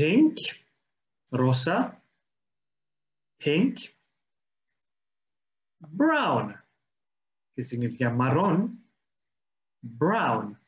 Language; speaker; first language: Spanish; non-native, fluent; English